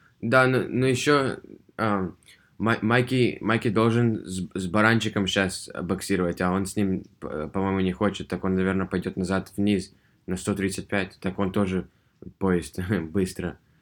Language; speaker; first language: Russian; early bilingual, heritage; Russian